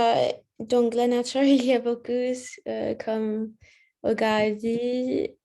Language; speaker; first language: French; non-native, learner; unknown